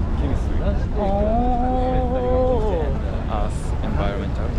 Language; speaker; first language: English; non-native, learner; Japanese